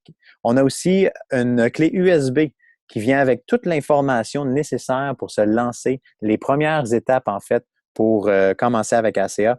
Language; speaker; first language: French; native; French